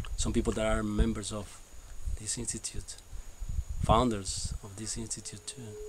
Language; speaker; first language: English; non-native, fluent; Spanish